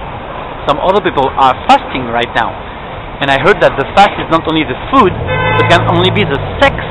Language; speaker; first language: English; non-native, fluent; French